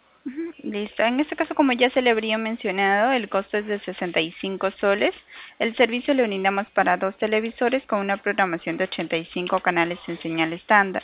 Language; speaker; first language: Spanish; native; Spanish